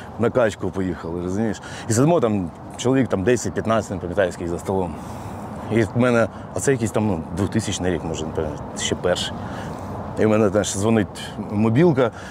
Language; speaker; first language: Ukrainian; non-native, local second language; Russian